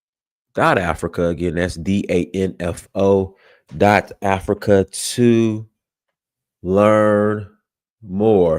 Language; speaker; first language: English; native; English